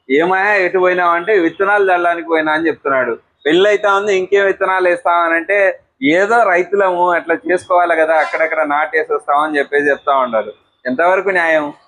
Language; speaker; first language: Telugu; native; Telugu